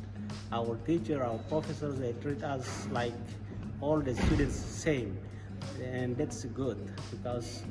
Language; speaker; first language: English; non-native, fluent; Indonesian